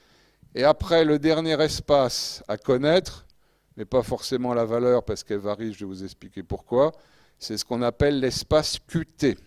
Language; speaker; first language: French; native; French